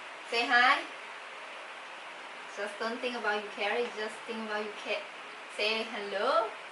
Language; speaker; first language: English; non-native, learner; Thai